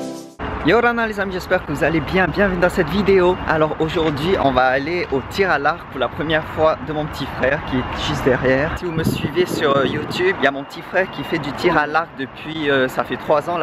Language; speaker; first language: French; native; French